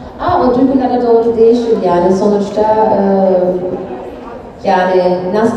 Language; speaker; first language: Turkish; early bilingual, heritage; Turkish